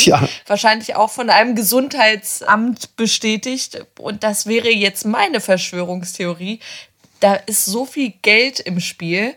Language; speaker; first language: German; native; German